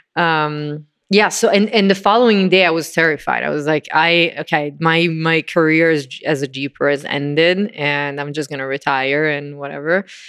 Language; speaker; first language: English; non-native, fluent; Italian